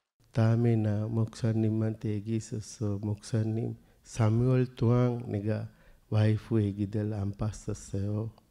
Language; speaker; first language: Korean; non-native, learner; Sinhala